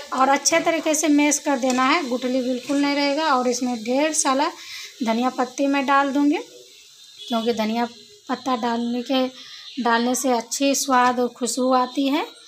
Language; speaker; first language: Hindi; native; Hindi